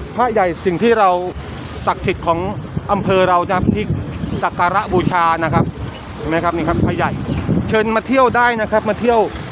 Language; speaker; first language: Thai; native; Thai